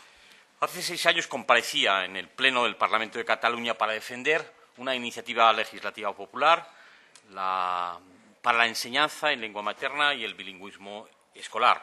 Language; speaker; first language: Spanish; native; Spanish